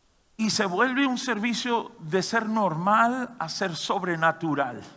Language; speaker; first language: Spanish; native; Spanish